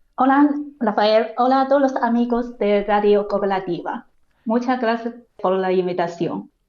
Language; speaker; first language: Spanish; non-native, fluent; Chinese